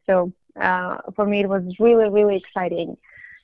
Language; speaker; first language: English; non-native, fluent; Russian